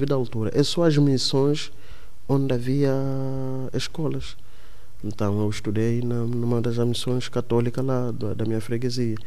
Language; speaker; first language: Portuguese; non-native, local second language; Kongo